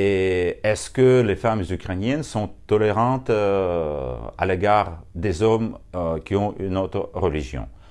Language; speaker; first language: French; non-native, fluent; Russian